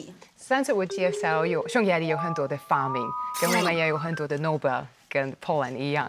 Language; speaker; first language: Chinese; non-native, fluent; Hungarian